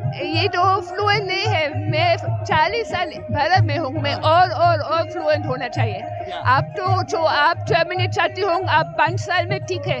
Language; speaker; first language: Hindi; non-native, learner; German